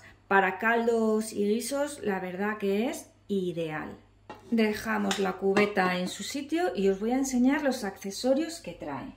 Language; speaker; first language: Spanish; native; Spanish